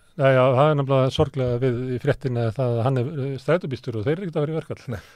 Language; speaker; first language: Icelandic; native; Icelandic